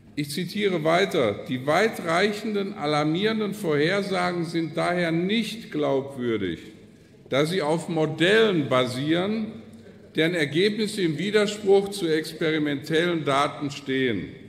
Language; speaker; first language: German; native; German